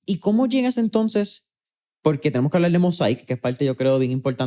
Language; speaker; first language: Spanish; native; Spanish